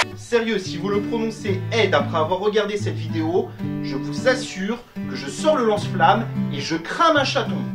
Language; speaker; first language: French; native; French